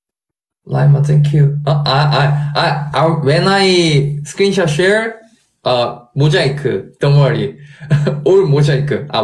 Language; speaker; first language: English; non-native, learner; Korean